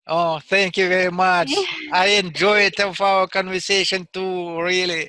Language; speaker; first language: English; non-native, learner; Russian